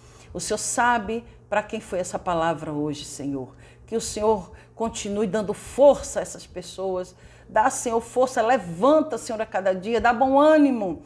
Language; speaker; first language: Portuguese; native; Portuguese